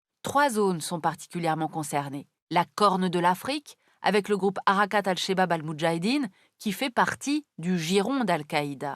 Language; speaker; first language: French; native; French